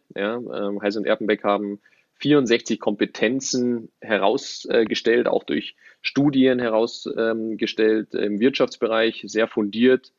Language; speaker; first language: German; native; German